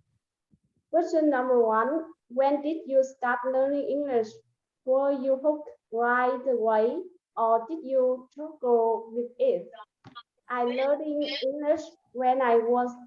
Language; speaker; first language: English; non-native, learner; Vietnamese